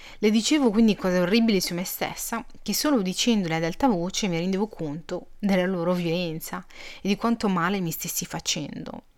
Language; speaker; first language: Italian; early bilingual, other home language; Arabic